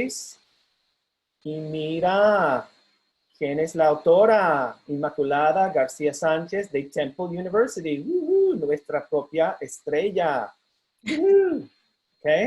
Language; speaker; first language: Spanish; non-native, fluent; English